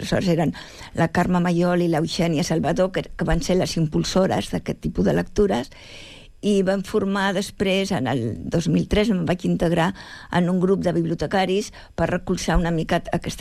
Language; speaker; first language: Catalan; native; Catalan